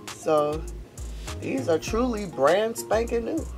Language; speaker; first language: English; native; English